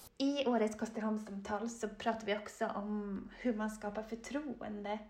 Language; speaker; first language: Swedish; native; Swedish